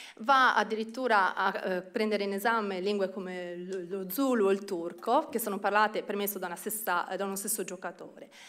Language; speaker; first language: Italian; native; Italian